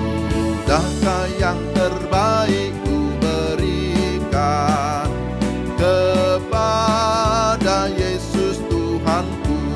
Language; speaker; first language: Indonesian; native; Indonesian